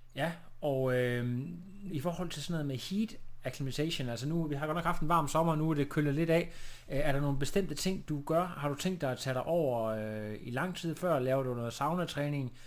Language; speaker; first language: Danish; native; Danish